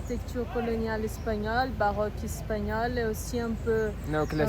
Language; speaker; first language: French; non-native, fluent; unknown